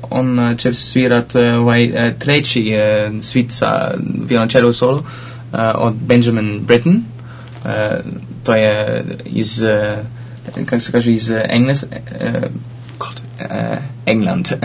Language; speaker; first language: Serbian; non-native, learner; Dutch